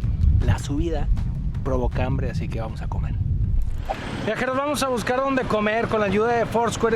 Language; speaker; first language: Spanish; native; Spanish